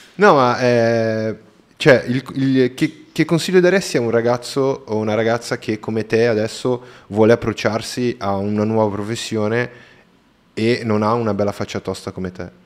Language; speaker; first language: Italian; native; Italian